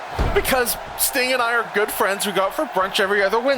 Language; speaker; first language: English; native; English